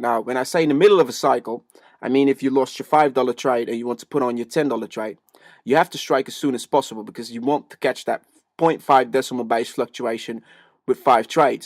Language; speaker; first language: English; native; English